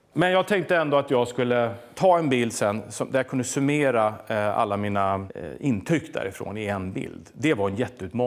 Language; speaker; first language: Swedish; native; Swedish